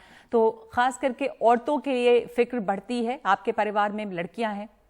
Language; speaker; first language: Hindi; native; Hindi